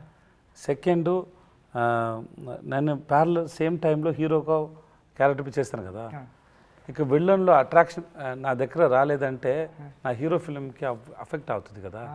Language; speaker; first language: Telugu; non-native, learner; Tamil